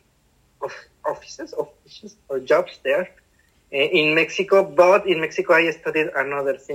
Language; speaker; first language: English; non-native, fluent; Spanish